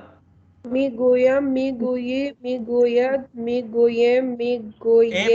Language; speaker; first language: Persian; non-native, learner; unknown